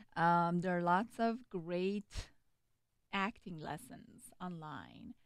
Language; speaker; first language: English; non-native, fluent; Persian